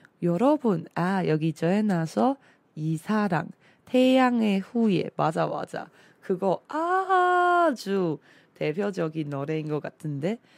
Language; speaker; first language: Korean; non-native, fluent; Chinese